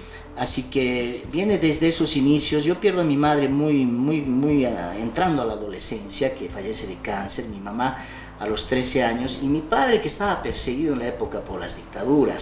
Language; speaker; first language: Spanish; native; Spanish